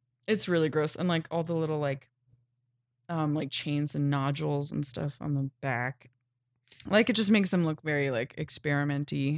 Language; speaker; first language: English; native; English